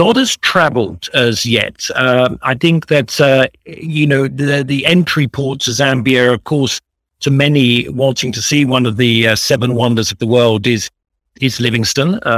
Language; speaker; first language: English; native; English